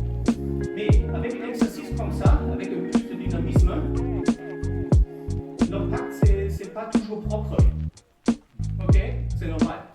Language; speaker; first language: French; non-native, fluent; German